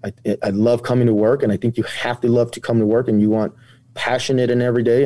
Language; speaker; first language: English; native; English